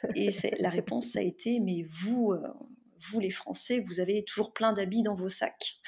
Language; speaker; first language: French; native; French